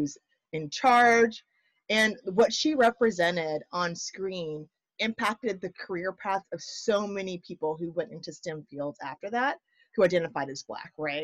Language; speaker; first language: English; native; English